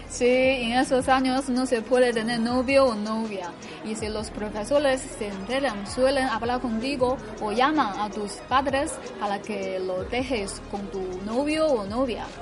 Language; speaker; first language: Spanish; non-native, fluent; Chinese